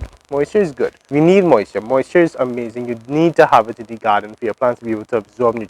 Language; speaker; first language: English; native; English